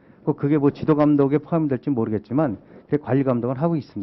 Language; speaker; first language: Korean; native; Korean